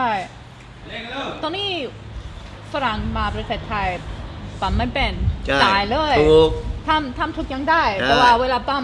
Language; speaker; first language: Thai; non-native, learner; English